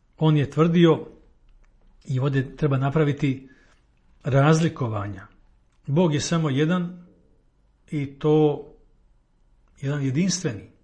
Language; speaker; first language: Croatian; native; Croatian